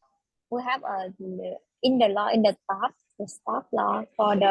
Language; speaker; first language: English; non-native, learner; Vietnamese